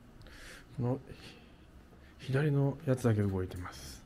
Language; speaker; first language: Japanese; native; Japanese